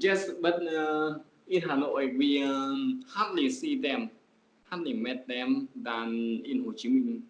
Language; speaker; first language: English; non-native, learner; Vietnamese